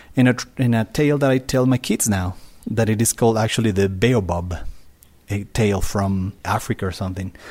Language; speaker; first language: English; non-native, fluent; Spanish